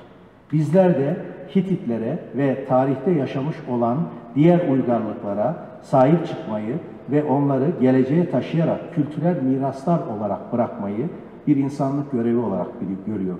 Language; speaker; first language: Turkish; native; Turkish